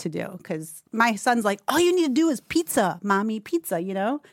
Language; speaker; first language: English; native; English